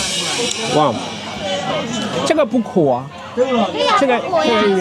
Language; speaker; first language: Chinese; non-native, fluent; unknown